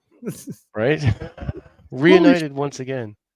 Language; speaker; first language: English; native; English